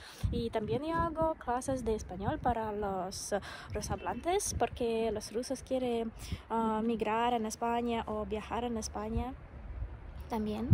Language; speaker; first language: Spanish; non-native, fluent; Russian